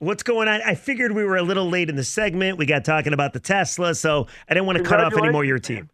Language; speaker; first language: English; native; English